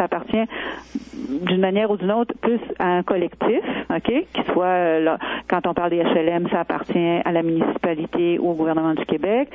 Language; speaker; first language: French; native; French